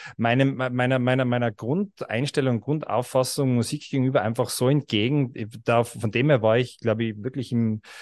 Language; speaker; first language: German; native; German